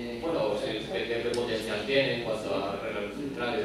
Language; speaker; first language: Spanish; native; Spanish